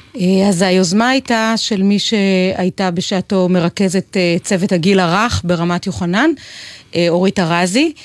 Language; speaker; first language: Hebrew; native; Hebrew